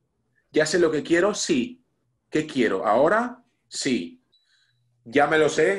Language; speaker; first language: Spanish; native; Spanish